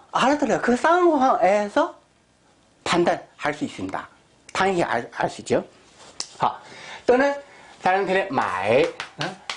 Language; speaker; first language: Korean; non-native, fluent; Chinese